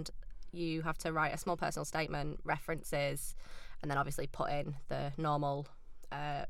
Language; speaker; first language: English; native; English